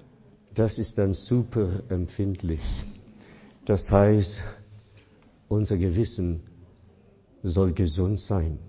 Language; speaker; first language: German; non-native, fluent; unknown